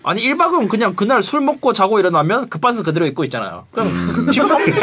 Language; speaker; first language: Korean; native; Korean